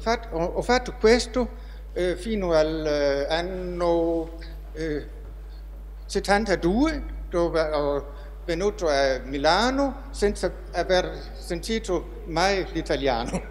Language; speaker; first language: Italian; non-native, fluent; Danish